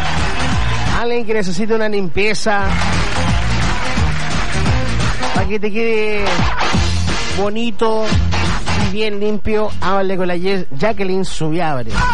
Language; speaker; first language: Spanish; native; Spanish